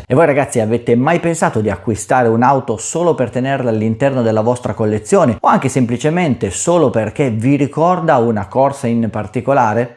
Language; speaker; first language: Italian; native; Italian